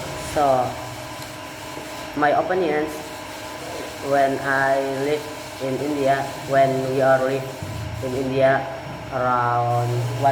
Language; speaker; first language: English; non-native, learner; Indonesian